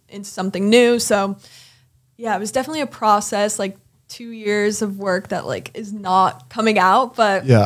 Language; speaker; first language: English; native; English